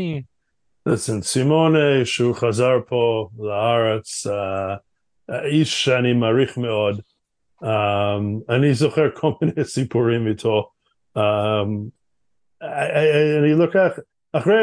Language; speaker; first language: Hebrew; non-native, fluent; English